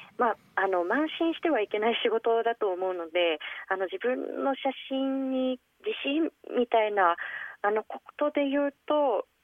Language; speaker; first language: Japanese; native; Japanese